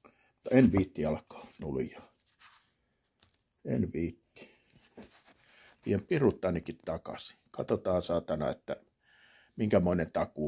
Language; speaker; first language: Finnish; native; Finnish